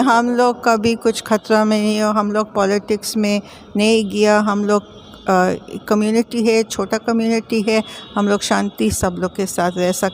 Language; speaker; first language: Hindi; non-native, local second language; English